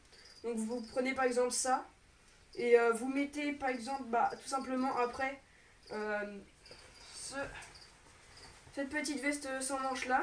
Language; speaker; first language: French; native; French